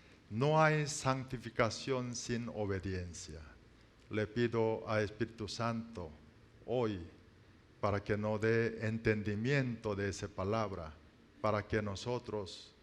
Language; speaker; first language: Spanish; non-native, learner; Korean